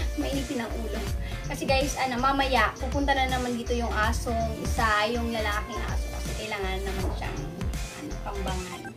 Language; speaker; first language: Filipino; non-native, local second language; Bikol